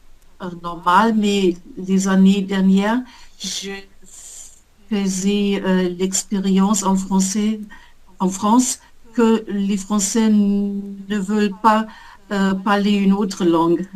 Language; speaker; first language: French; non-native, learner; German